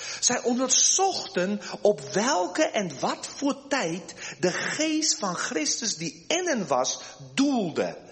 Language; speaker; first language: Dutch; early bilingual, heritage; Dutch